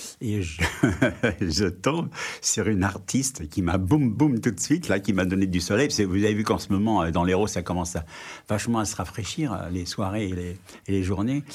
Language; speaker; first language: French; native; French